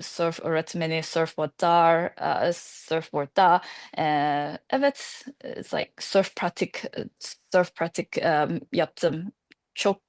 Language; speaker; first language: Turkish; non-native, learner; English